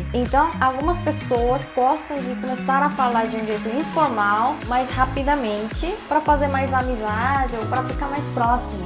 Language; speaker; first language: Portuguese; non-native, fluent; Korean